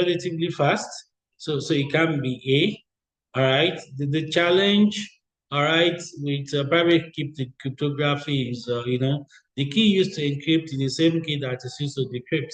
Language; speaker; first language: English; non-native, local second language; Yoruba